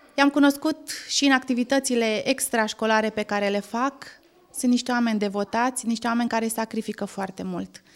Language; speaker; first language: Romanian; native; Romanian